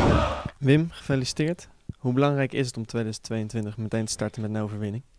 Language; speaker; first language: Dutch; native; Dutch